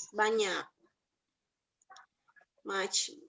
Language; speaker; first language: English; non-native, fluent; Indonesian